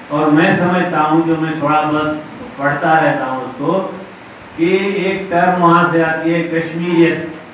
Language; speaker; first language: Urdu; non-native, local second language; Sindhi